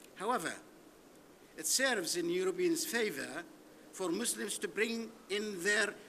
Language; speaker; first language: English; non-native, fluent; Arabic